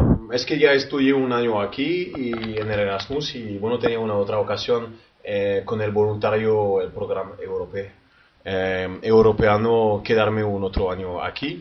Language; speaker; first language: Spanish; early bilingual, heritage; French